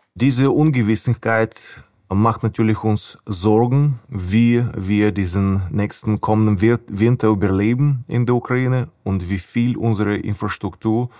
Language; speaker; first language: German; non-native, fluent; Ukrainian